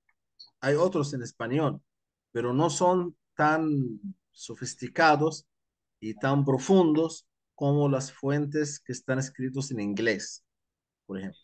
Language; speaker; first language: Spanish; non-native, fluent; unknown